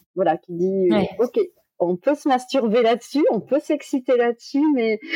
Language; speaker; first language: French; native; French